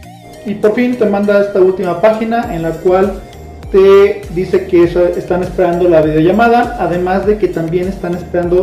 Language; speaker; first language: Spanish; native; Spanish